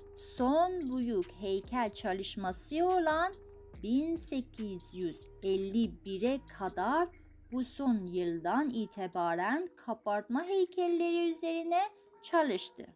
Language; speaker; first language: Turkish; non-native, fluent; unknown